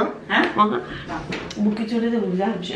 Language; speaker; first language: Turkish; native; Turkish